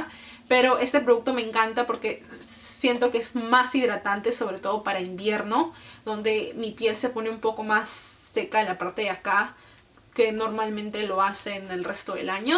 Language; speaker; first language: Spanish; native; Spanish